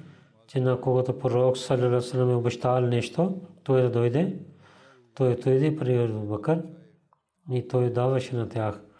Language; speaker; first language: Bulgarian; non-native, learner; Urdu